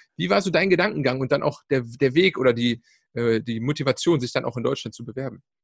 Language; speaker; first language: German; native; German